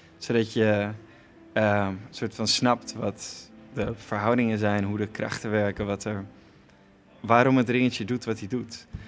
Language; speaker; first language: Dutch; native; Dutch